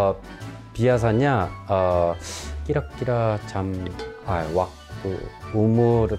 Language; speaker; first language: Indonesian; non-native, local second language; Korean